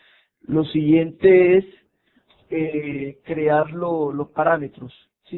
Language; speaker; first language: Spanish; native; Spanish